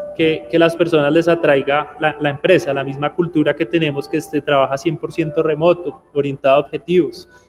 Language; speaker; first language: Spanish; native; Spanish